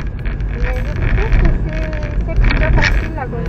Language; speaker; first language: French; non-native, fluent; Spanish